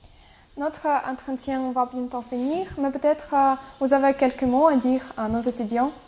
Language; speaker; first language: French; non-native, fluent; Russian